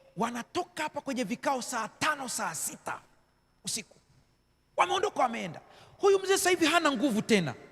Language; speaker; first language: Swahili; native; Swahili